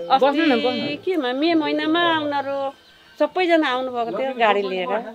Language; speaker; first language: Nepali; native; Nepali